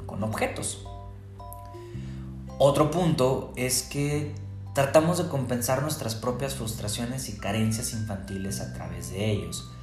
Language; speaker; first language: Spanish; native; Spanish